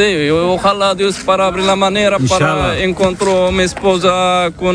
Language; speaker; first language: Spanish; non-native, learner; Arabic